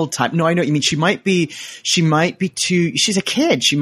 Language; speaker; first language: English; native; English